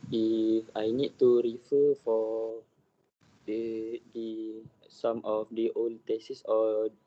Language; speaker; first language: English; non-native, learner; Malay